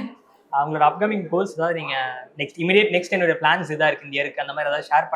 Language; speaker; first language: Tamil; native; Tamil